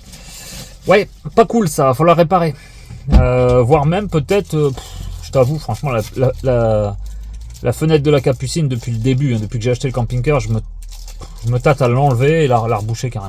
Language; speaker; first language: French; native; French